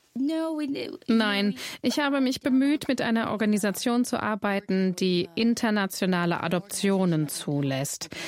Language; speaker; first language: German; non-native, fluent; English